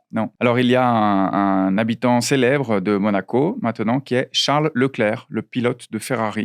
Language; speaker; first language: French; non-native, fluent; Portuguese